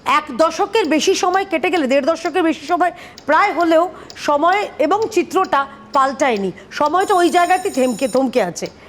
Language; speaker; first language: Bangla; native; Bangla